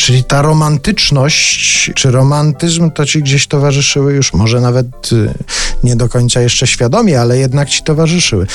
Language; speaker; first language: Polish; native; Polish